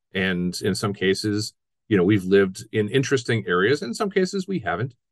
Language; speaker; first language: English; native; English